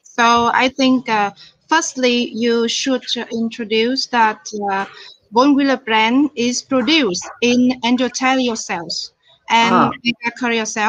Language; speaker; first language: English; non-native, fluent; Vietnamese